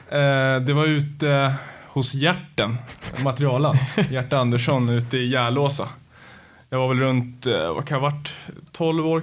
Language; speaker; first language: Swedish; native; Swedish